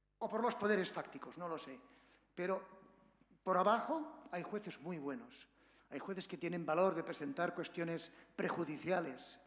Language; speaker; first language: Spanish; native; Spanish